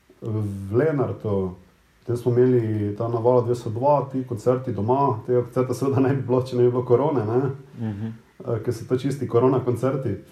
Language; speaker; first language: Slovenian; native; Slovenian